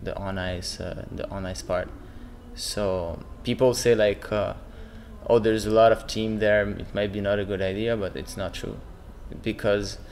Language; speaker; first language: English; non-native, local second language; French